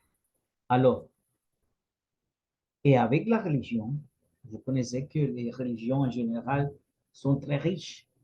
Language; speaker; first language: French; non-native, fluent; Spanish